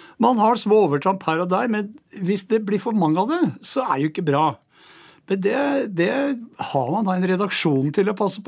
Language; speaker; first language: Norwegian; native; Norwegian